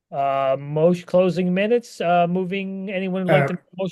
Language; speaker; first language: English; native; English